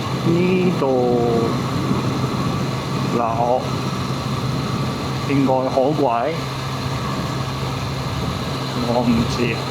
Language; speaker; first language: Cantonese; non-native, learner; English